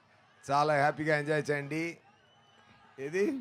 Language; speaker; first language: Telugu; non-native, fluent; Tamil